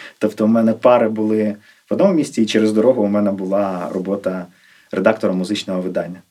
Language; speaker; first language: Ukrainian; non-native, local second language; Russian